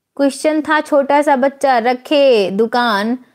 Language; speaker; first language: Hindi; native; Hindi